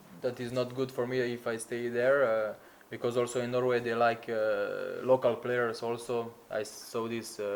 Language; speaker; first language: English; non-native, learner; Slovenian